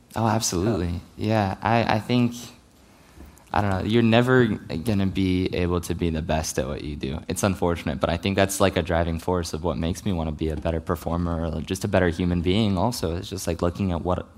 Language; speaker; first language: English; native; English